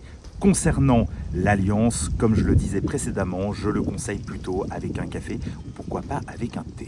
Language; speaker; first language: French; native; French